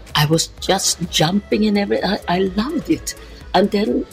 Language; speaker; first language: English; non-native, learner; Norwegian